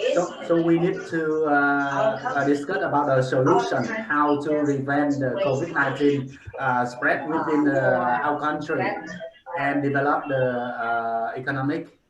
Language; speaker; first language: English; non-native, learner; Vietnamese